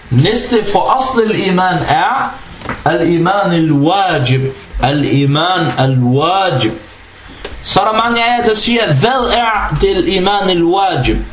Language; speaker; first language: Danish; early bilingual, other home language; Arabic